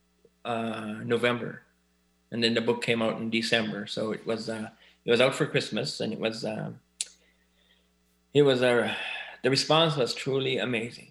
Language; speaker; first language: English; native; English